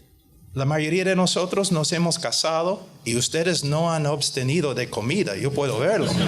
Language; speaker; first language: Spanish; non-native, fluent; English